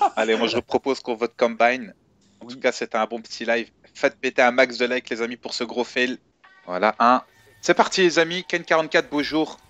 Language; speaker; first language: French; native; French